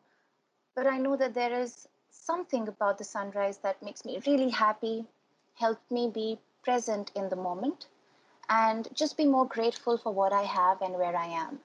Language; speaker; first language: English; non-native, local second language; Hindi